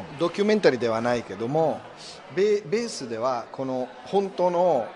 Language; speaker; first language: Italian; native; Italian